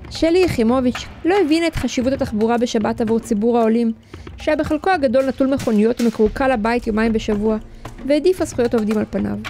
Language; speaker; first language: Hebrew; early bilingual, other home language; Russian